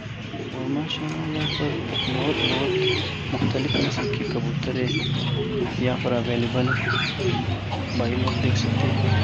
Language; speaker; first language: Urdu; non-native, local second language; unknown